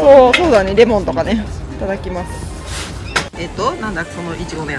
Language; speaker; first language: Japanese; native; Japanese